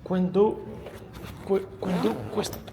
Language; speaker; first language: Spanish; non-native, learner; French